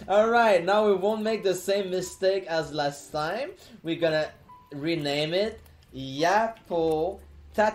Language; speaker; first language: English; non-native, fluent; French